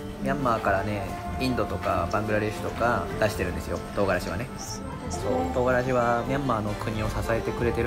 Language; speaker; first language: Japanese; native; Japanese